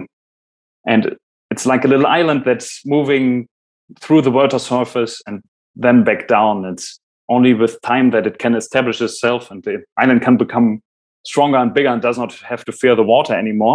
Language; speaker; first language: English; non-native, fluent; German